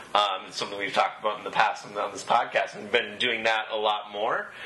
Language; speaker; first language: English; native; English